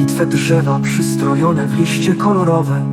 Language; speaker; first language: Polish; native; Polish